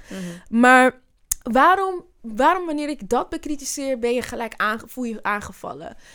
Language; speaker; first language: Dutch; native; Dutch